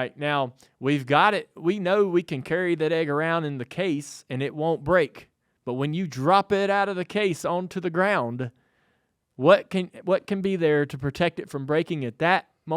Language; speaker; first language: English; native; English